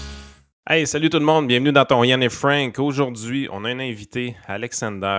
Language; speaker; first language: French; native; French